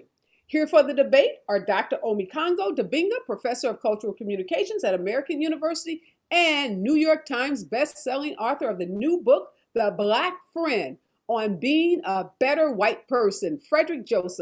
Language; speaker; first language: English; native; English